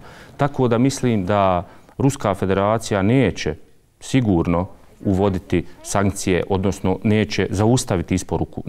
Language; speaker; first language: Serbian; native; Serbian